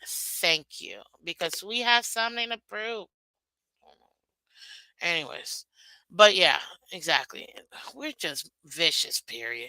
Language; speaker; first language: English; native; English